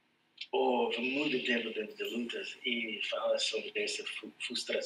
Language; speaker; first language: Portuguese; non-native, fluent; English